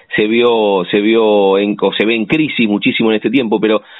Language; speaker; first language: Spanish; native; Spanish